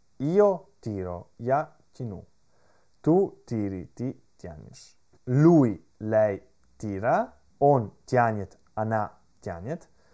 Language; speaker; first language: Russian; non-native, fluent; Italian